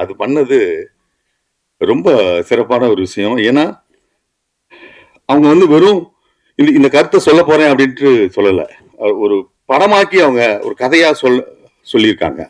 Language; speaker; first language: Tamil; native; Tamil